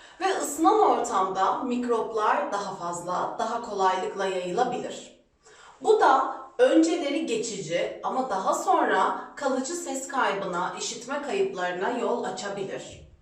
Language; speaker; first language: Turkish; native; Turkish